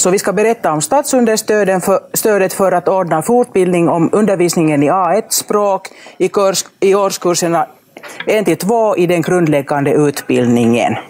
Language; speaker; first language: Swedish; non-native, local second language; Finnish